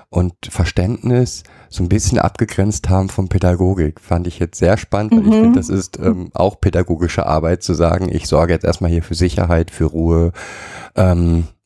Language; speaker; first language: German; native; German